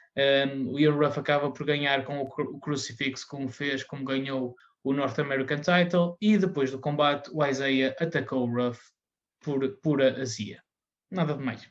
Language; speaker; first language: Portuguese; native; Portuguese